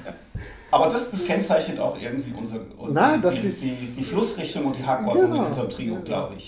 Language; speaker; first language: German; native; German